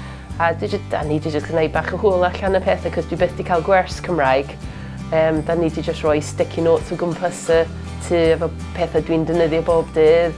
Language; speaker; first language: Welsh; non-native, learner; English